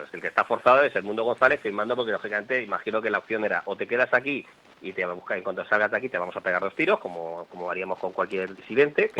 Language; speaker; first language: Spanish; native; Spanish